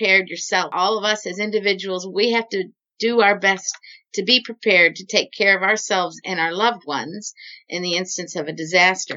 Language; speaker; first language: English; native; English